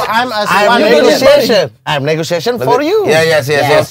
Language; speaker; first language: English; non-native, learner; Indonesian